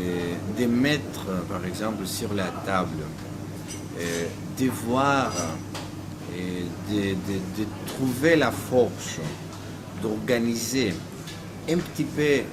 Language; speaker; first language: French; non-native, fluent; Greek